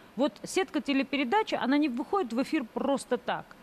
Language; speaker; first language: Russian; native; Russian